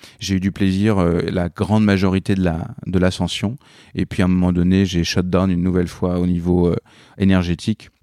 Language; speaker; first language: French; native; French